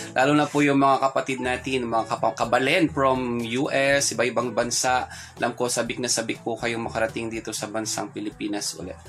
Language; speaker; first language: Filipino; non-native, local second language; Pampanga